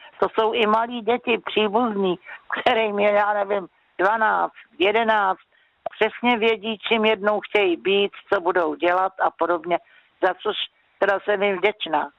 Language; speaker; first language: Czech; native; Czech